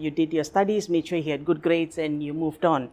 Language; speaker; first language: English; non-native, local second language; Tamil